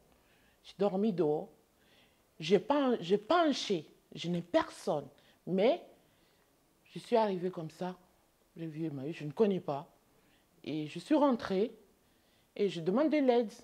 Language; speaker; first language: French; non-native, fluent; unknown